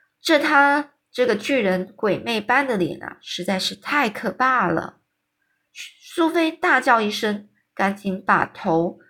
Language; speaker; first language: Chinese; native; Chinese